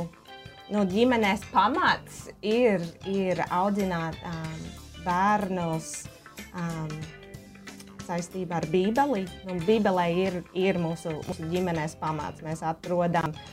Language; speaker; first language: Latvian; non-native, fluent; English